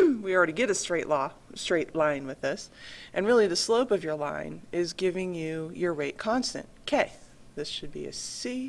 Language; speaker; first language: English; native; English